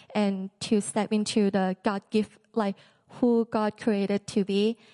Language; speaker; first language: English; non-native, local second language; Cantonese